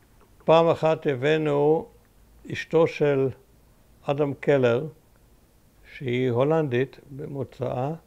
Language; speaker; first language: Hebrew; early bilingual, other home language; German